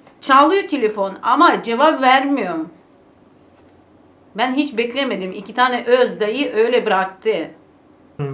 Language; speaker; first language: Turkish; non-native, learner; Ukrainian